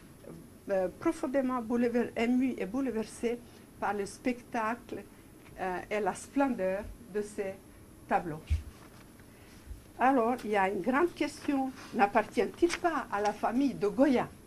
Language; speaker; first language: French; non-native, fluent; Serbian